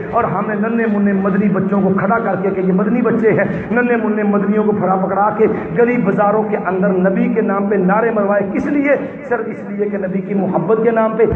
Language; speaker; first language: Urdu; non-native, local second language; Punjabi